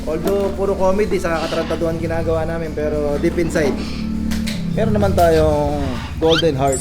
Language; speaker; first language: Filipino; native; Filipino